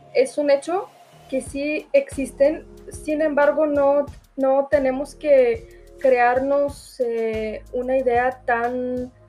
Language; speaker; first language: Spanish; non-native, fluent; Bulgarian